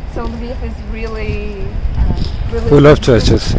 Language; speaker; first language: English; non-native, fluent; Ukrainian